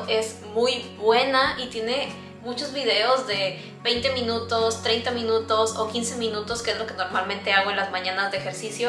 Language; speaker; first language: Spanish; native; Spanish